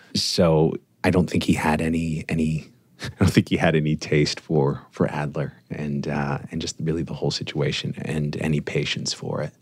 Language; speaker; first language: English; native; English